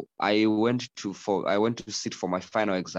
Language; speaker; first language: English; non-native, local second language; Shona